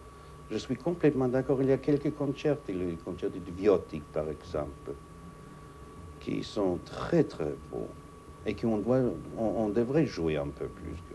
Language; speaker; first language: French; non-native, fluent; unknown